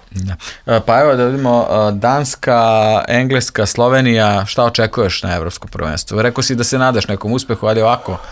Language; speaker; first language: Serbian; native; Serbian